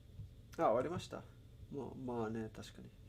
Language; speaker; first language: Japanese; non-native, learner; English